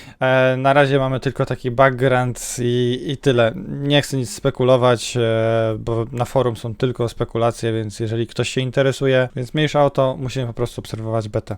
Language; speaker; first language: Polish; native; Polish